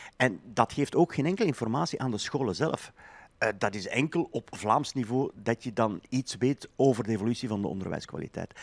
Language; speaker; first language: Dutch; native; Dutch